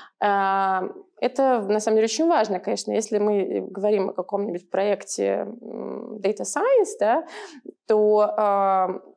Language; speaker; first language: Russian; native; Russian